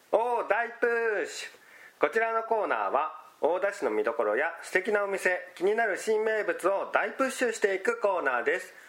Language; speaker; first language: Japanese; native; Japanese